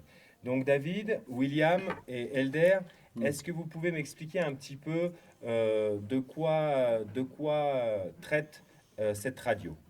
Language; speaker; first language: French; native; French